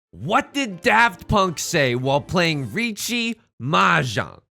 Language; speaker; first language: English; native; English